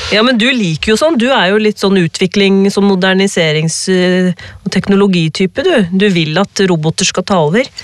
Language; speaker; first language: Norwegian; early bilingual, other home language; Urdu